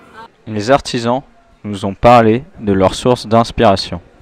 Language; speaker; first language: French; native; French